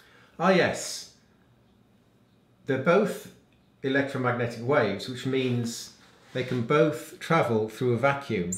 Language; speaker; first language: English; native; English